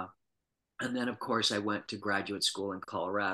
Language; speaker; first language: English; native; English